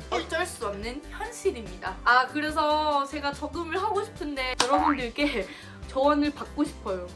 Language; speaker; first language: Korean; non-native, fluent; Thai